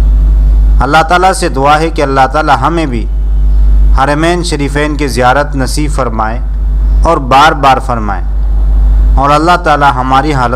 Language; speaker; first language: Urdu; native; Urdu